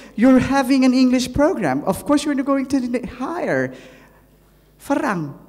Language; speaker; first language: English; non-native, local second language; Filipino